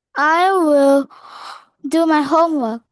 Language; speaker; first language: English; non-native, learner; Vietnamese